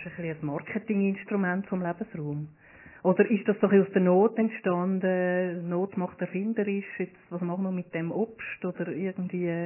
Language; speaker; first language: German; native; German